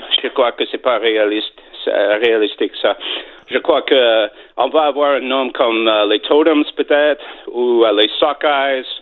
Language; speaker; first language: French; non-native, fluent; English